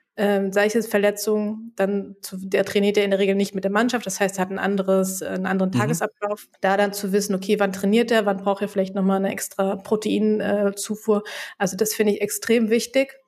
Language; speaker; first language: German; native; German